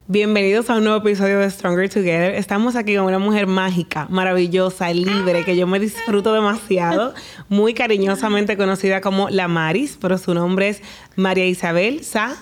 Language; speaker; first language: Spanish; native; Spanish